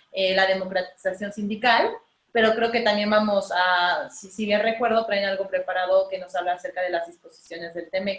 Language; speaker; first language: Spanish; native; Spanish